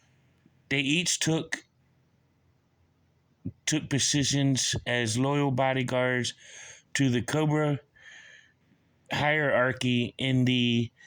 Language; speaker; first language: English; native; English